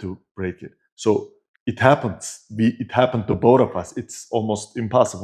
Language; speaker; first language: English; non-native, fluent; Turkish